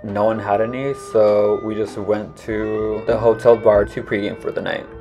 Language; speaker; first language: English; native; English